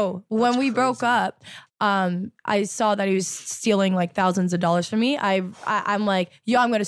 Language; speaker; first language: English; native; English